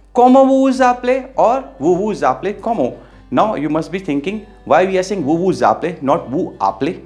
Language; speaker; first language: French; non-native, fluent; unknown